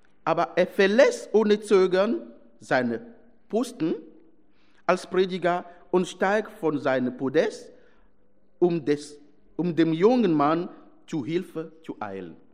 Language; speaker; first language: German; non-native, fluent; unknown